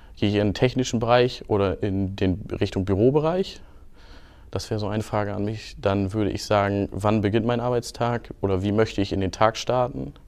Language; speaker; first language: German; native; German